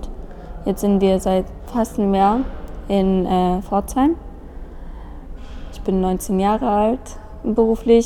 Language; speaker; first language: German; early bilingual, other home language; Persian